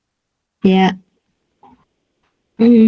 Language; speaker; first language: English; non-native, learner; Vietnamese